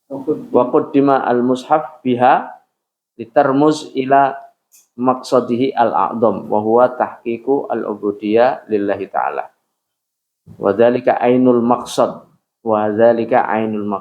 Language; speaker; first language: Arabic; non-native, fluent; Indonesian